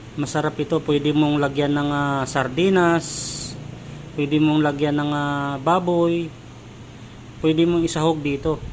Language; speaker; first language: Filipino; non-native, local second language; Hiligaynon